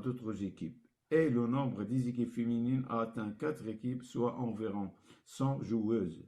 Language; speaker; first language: French; non-native, local second language; Arabic